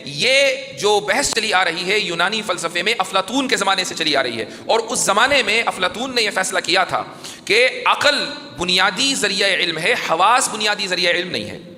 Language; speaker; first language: Urdu; native; Urdu